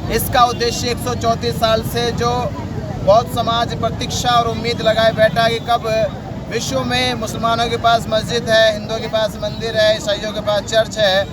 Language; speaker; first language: Hindi; non-native, local second language; Marathi